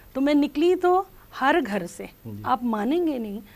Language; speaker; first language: Hindi; native; Hindi